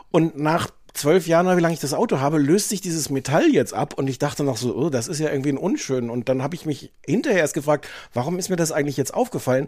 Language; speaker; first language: German; native; German